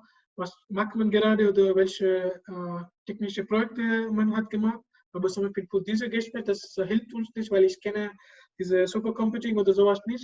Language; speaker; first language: German; non-native, learner; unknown